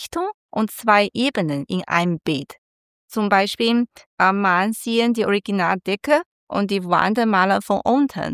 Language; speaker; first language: German; non-native, learner; Chinese